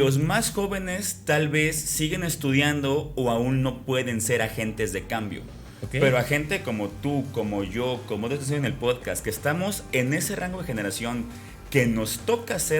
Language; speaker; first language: Spanish; native; Spanish